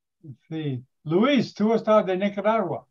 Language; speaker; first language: Spanish; non-native, learner; English